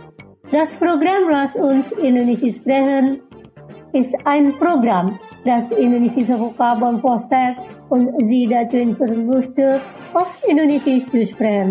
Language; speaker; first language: German; non-native, learner; Indonesian